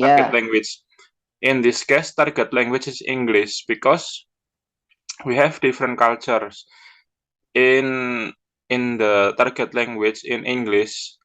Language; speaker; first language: English; non-native, fluent; Indonesian